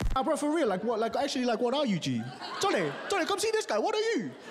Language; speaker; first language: English; native; English